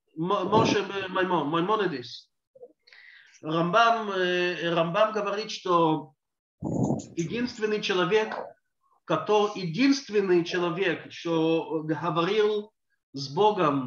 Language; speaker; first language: Russian; early bilingual, heritage; Russian